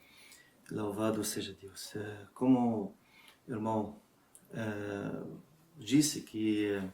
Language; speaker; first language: Portuguese; non-native, learner; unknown